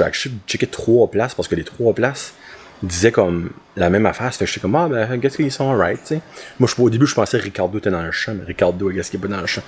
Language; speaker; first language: French; native; French